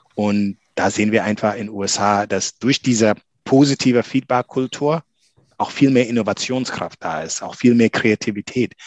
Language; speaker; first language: German; non-native, fluent; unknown